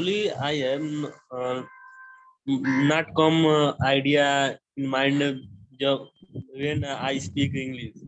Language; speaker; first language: English; non-native, learner; Hindi